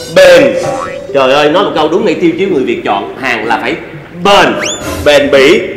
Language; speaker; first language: Vietnamese; native; Vietnamese